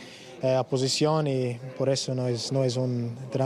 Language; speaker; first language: Spanish; non-native, learner; English